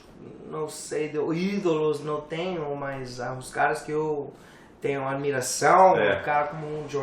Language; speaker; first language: Portuguese; non-native, learner; English